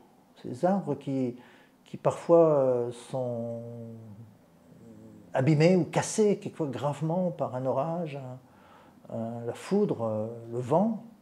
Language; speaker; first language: French; native; French